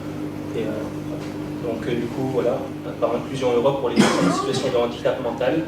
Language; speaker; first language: French; native; French